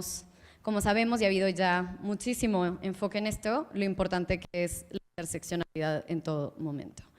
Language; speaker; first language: Spanish; native; Spanish